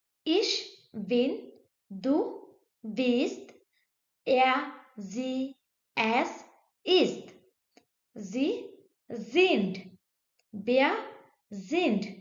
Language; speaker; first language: German; non-native, learner; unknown